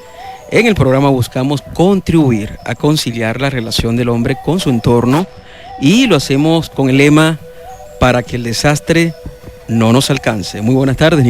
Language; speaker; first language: Spanish; native; Spanish